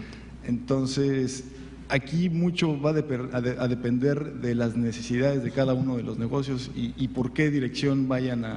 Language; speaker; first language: Spanish; native; Spanish